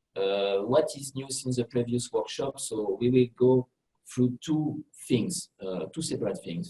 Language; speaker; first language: English; non-native, fluent; French